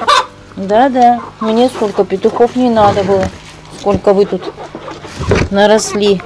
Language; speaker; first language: Russian; native; Russian